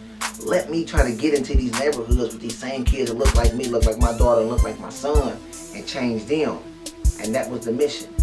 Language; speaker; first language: English; native; English